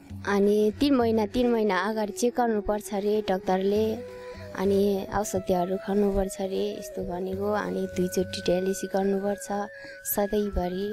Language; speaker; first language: Nepali; non-native, local second language; Eastern Tamang